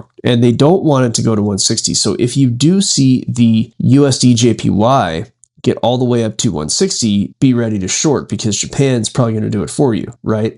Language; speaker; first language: English; native; English